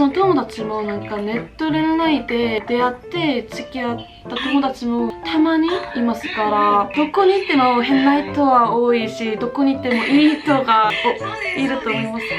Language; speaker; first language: Japanese; non-native, learner; Korean